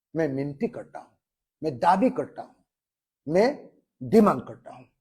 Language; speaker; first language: Hindi; non-native, local second language; Assamese